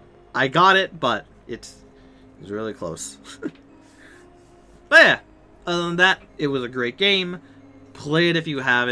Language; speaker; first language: English; native; English